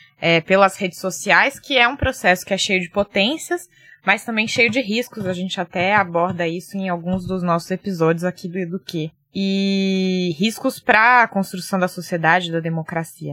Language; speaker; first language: Portuguese; native; Portuguese